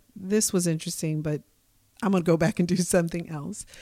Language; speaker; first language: English; native; English